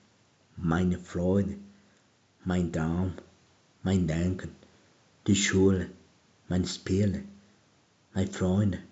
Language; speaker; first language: German; non-native, learner; Spanish